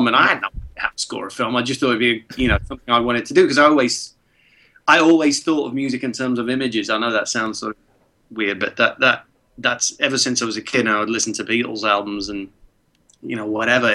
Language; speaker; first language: English; early bilingual, other home language; Czech